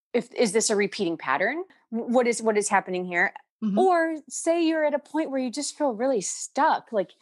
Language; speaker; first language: English; native; English